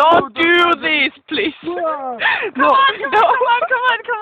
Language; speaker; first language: English; non-native, learner; German